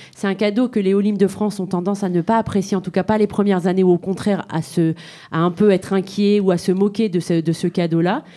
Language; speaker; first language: French; native; French